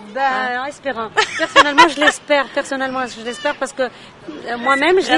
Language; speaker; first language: French; non-native, local second language; Arabic